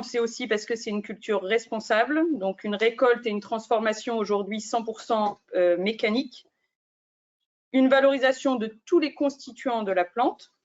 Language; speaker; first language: French; native; French